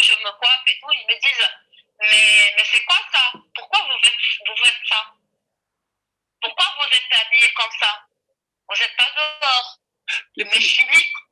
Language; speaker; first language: French; non-native, local second language; Arabic